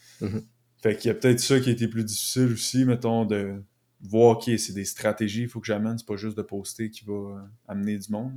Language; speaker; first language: French; native; French